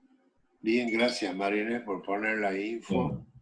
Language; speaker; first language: Spanish; native; Spanish